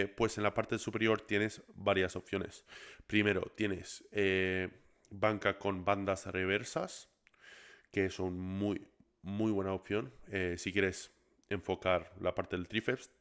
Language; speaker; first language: Spanish; early bilingual, other home language; English